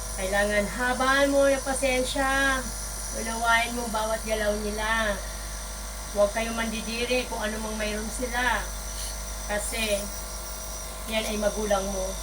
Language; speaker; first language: Filipino; native; Filipino